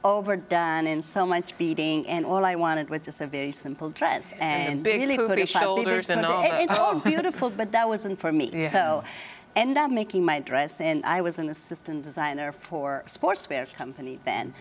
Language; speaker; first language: English; non-native, fluent; Amharic